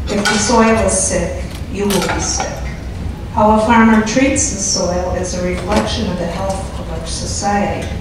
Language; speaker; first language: English; native; English